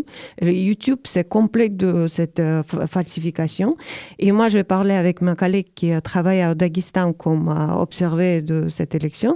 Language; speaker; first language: French; non-native, learner; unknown